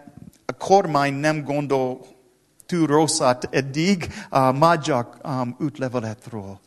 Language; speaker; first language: Hungarian; non-native, learner; English